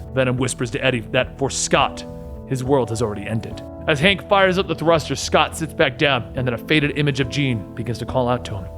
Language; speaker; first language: English; native; English